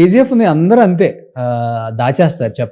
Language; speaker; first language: Telugu; native; Telugu